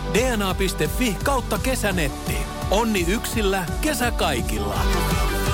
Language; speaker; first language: Finnish; native; Finnish